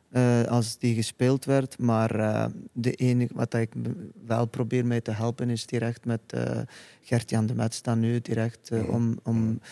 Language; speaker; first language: Dutch; non-native, fluent; Icelandic